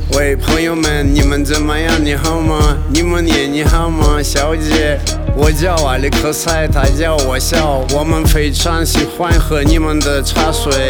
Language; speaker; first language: Chinese; non-native, learner; Russian